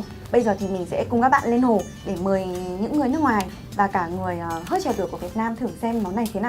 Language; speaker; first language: Vietnamese; native; Vietnamese